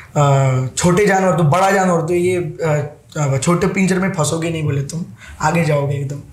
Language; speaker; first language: Hindi; non-native, local second language; Marathi